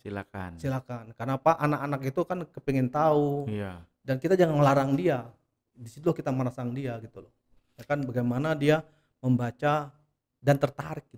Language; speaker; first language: Indonesian; native; Indonesian